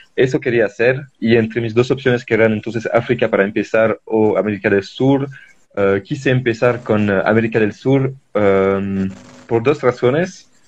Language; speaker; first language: Spanish; non-native, fluent; French